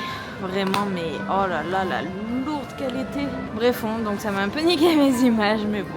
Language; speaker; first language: French; native; French